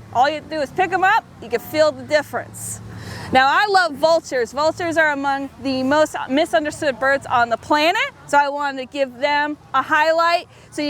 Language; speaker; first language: English; native; English